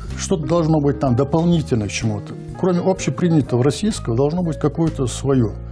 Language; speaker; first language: Russian; non-native, local second language; Ingush